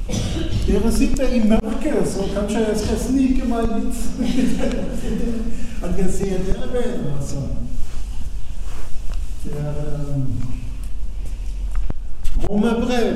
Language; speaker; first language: Norwegian; non-native, fluent; German